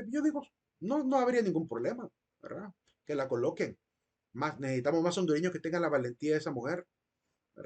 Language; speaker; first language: Spanish; native; Spanish